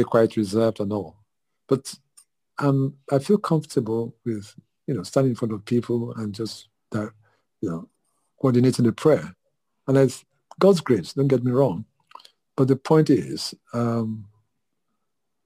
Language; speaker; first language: English; non-native, local second language; Yoruba